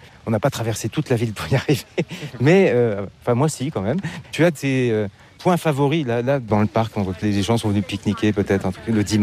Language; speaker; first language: French; native; French